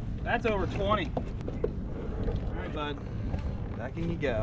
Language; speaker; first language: English; native; English